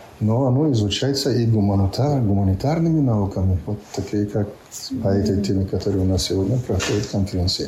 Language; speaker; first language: Russian; non-native, local second language; Tajik